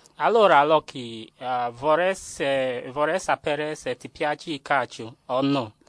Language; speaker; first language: Italian; non-native, learner; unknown